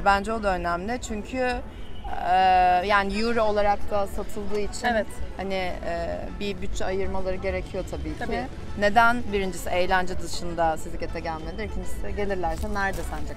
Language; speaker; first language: Turkish; native; Turkish